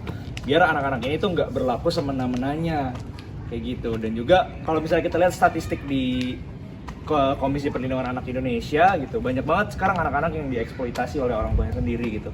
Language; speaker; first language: Indonesian; native; Indonesian